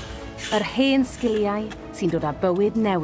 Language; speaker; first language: Welsh; native; Welsh